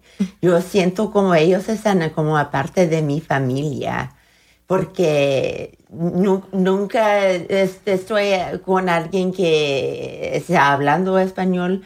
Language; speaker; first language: Spanish; early bilingual, heritage; Spanish